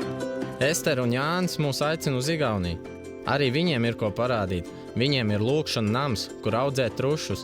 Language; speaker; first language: Latvian; native; Latvian